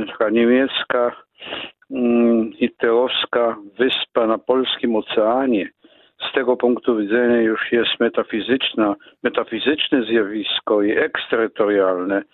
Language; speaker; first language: Polish; non-native, fluent; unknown